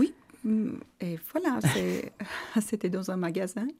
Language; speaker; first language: French; non-native, learner; Armenian